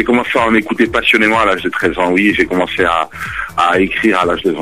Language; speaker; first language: French; early bilingual, other home language; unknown